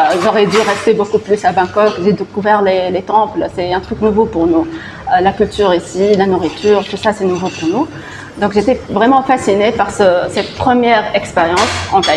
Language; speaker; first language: French; non-native, local second language; Arabic